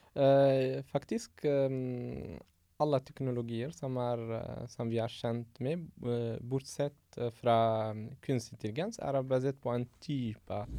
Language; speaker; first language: Norwegian; non-native, fluent; Arabic